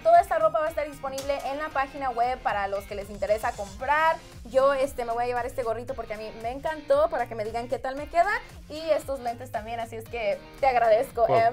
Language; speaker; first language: Spanish; native; Spanish